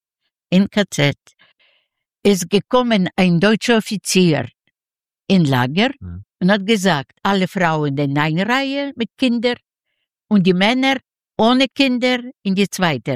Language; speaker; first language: German; non-native, learner; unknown